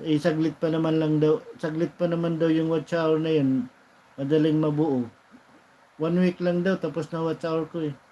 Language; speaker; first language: Filipino; non-native, local second language; Bikol